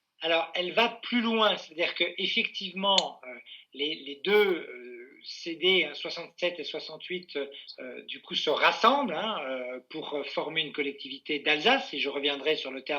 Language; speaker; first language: French; native; French